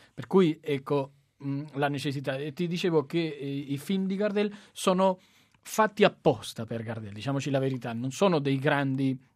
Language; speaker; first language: Italian; non-native, fluent; Spanish